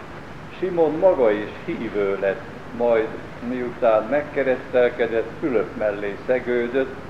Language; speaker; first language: Hungarian; native; Hungarian